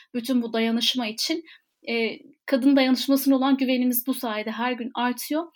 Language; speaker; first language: Turkish; native; Turkish